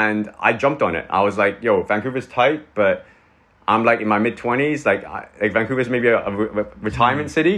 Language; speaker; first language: English; native; English